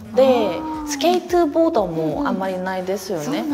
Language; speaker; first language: Japanese; non-native, learner; Korean